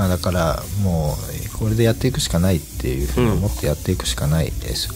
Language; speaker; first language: Japanese; native; Japanese